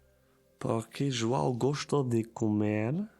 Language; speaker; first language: Portuguese; non-native, learner; German